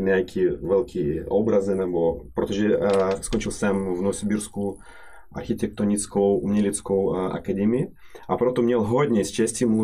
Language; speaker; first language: Czech; non-native, fluent; Russian